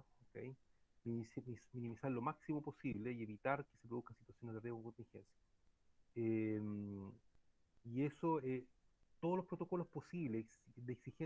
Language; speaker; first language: Spanish; native; Spanish